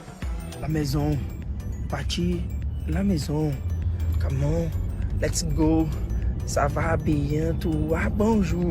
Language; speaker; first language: French; non-native, learner; Portuguese